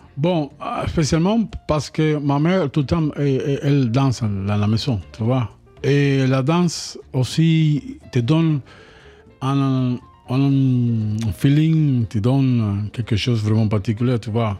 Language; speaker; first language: French; non-native, learner; Spanish